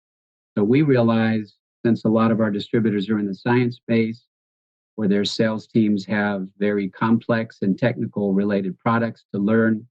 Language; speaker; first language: English; native; English